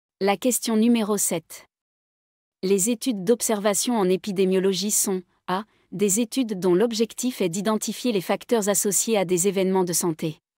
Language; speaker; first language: French; non-native, local second language; Arabic